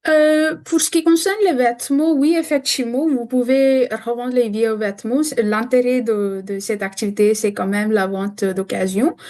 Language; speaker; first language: French; non-native, fluent; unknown